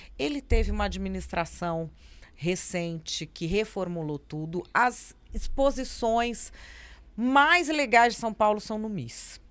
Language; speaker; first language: Portuguese; native; Portuguese